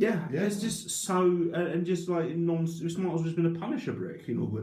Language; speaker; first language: English; native; English